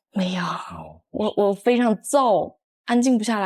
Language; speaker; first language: Chinese; non-native, local second language; Tibetan